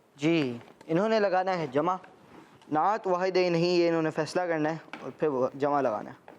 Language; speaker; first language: Urdu; native; Urdu